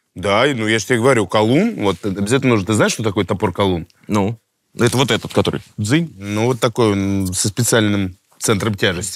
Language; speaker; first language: Russian; native; Russian